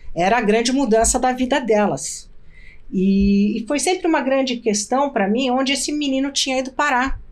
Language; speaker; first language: Portuguese; early bilingual, other home language; Arabic